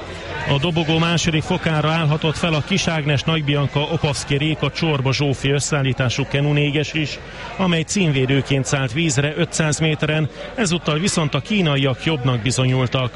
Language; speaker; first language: Hungarian; native; Hungarian